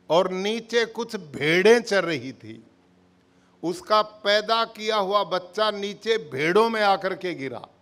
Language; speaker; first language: Hindi; native; Hindi